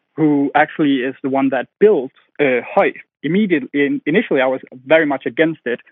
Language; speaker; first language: English; non-native, fluent; Danish